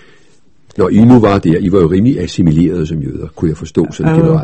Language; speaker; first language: Danish; native; Danish